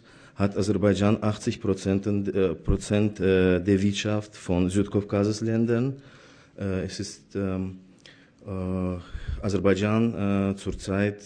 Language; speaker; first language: German; non-native, fluent; Azerbaijani